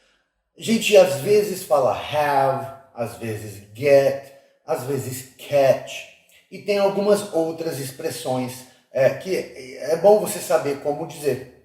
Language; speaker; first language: Portuguese; non-native, fluent; English